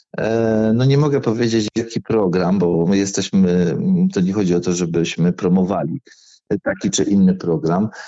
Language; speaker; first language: Polish; native; Polish